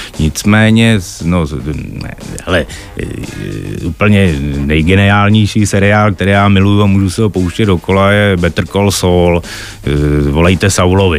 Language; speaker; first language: Czech; native; Czech